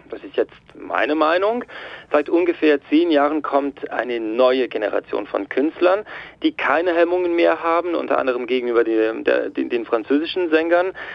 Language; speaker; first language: German; non-native, local second language; French